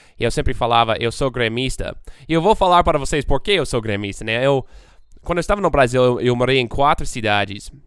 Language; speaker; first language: Portuguese; non-native, fluent; English